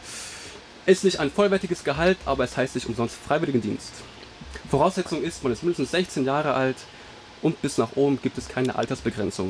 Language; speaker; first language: German; early bilingual, other home language; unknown